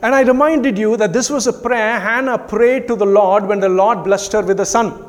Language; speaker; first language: English; non-native, local second language; Tamil